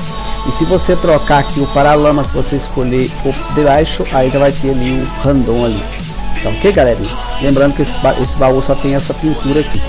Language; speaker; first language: Portuguese; native; Portuguese